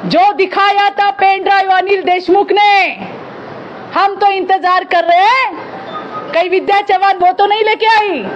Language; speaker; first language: Hindi; non-native, local second language; Marathi